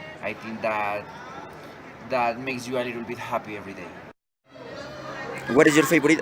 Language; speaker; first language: English; non-native, learner; Spanish